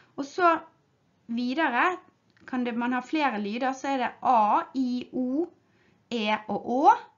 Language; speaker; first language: Norwegian; native; Norwegian